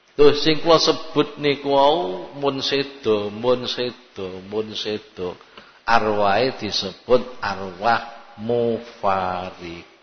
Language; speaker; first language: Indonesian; non-native, local second language; Javanese